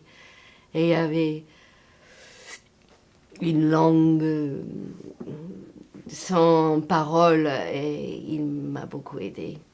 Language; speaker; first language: French; non-native, fluent; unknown